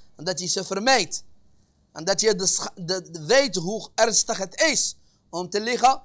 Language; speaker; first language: Dutch; early bilingual, other home language; Arabic